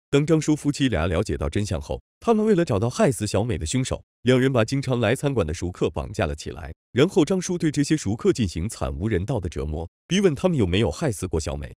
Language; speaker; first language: Chinese; native; Chinese